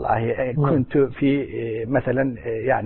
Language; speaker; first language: Arabic; non-native, learner; Turkish